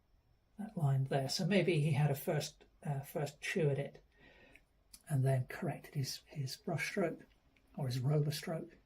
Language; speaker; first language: English; native; English